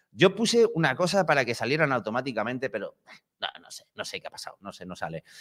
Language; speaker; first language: Spanish; native; Spanish